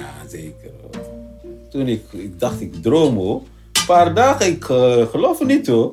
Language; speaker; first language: Dutch; non-native, learner; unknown